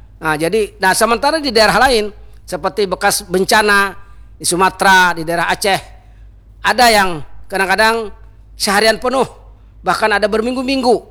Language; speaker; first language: Malay; non-native, local second language; Banjar